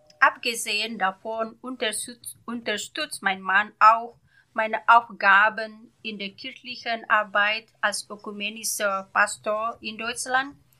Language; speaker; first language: German; non-native, learner; Indonesian